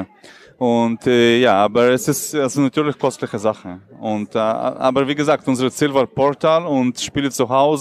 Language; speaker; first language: German; non-native, learner; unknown